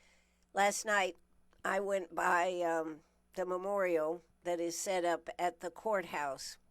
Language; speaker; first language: English; native; English